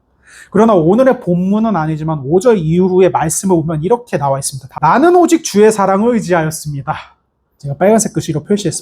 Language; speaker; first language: Korean; native; Korean